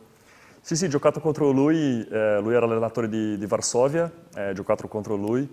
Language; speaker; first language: Italian; non-native, learner; Portuguese